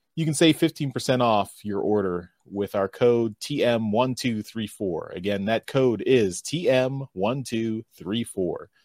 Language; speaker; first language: English; native; English